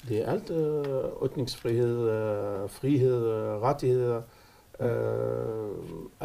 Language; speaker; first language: Danish; non-native, fluent; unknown